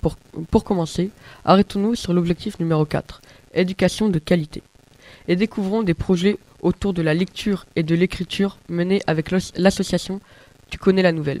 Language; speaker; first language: French; native; French